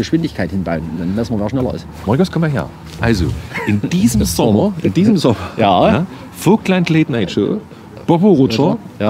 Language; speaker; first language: German; native; German